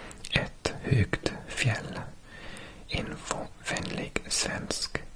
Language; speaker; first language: Swedish; non-native, learner; Welsh